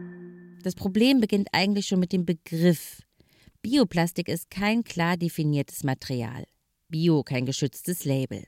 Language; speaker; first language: German; native; German